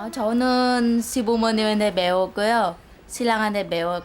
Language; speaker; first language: Korean; non-native, fluent; Vietnamese